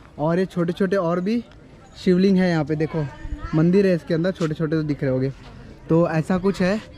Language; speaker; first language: Hindi; native; Hindi